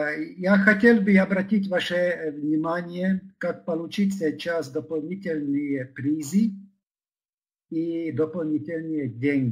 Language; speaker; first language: Russian; non-native, fluent; Czech